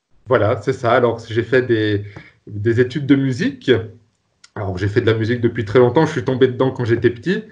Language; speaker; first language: French; native; French